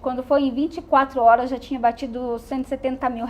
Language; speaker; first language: Portuguese; native; Portuguese